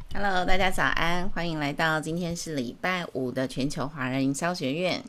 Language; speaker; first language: Chinese; native; Chinese